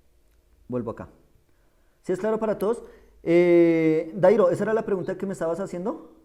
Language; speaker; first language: Spanish; native; Spanish